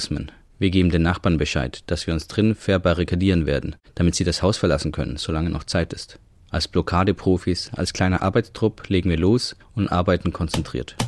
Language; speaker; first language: German; native; German